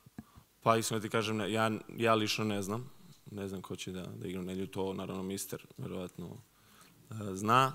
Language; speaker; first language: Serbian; early bilingual, heritage; Serbian